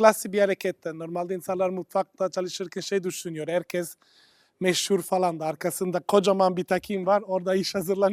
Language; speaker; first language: Turkish; non-native, fluent; Italian